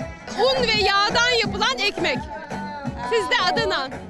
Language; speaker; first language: Turkish; native; Turkish